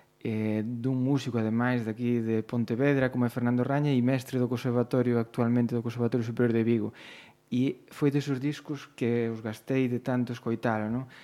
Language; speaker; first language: Galician; native; Galician